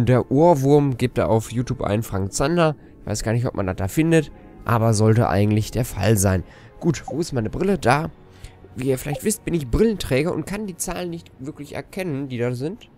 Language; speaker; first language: German; native; German